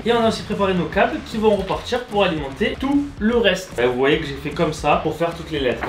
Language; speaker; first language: French; native; French